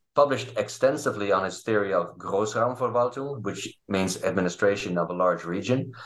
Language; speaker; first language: English; non-native, fluent; Dutch